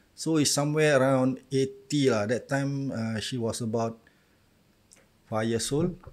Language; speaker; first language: English; non-native, local second language; Malay